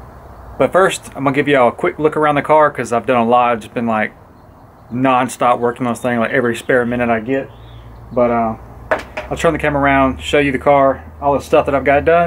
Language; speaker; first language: English; native; English